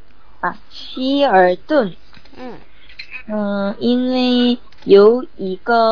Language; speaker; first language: Chinese; non-native, learner; Korean